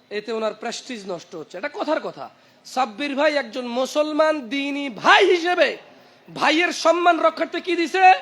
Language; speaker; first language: Bangla; early bilingual, heritage; Bangla